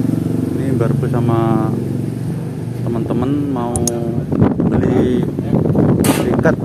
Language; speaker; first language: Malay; non-native, local second language; Javanese